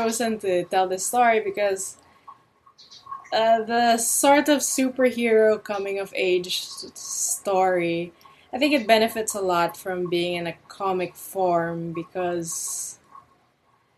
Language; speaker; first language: English; non-native, local second language; Filipino